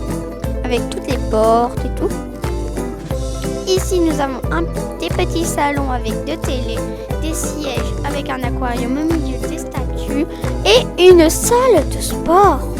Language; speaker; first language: French; native; French